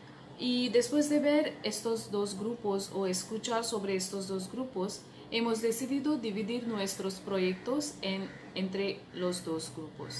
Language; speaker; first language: Spanish; non-native, fluent; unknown